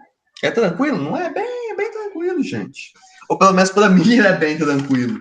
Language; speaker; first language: Portuguese; native; Portuguese